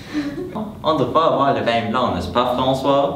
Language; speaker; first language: French; non-native, learner; English